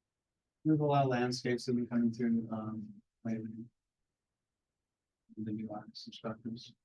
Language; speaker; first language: English; native; English